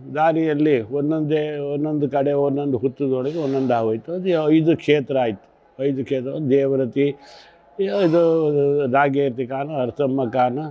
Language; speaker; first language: Kannada; native; Kannada